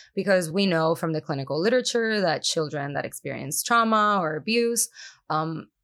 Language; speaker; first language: English; non-native, fluent; Spanish